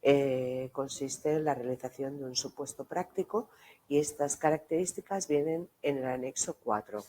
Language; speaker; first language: Spanish; native; Spanish